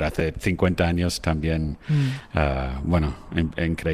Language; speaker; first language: Spanish; non-native, fluent; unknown